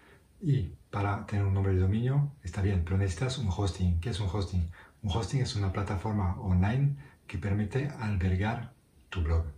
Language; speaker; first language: Spanish; non-native, fluent; French